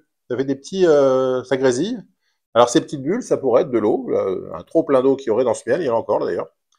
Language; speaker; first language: French; native; French